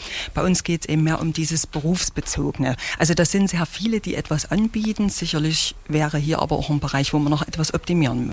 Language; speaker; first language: German; native; German